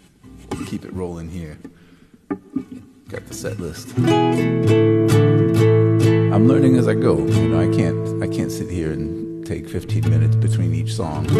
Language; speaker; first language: English; native; English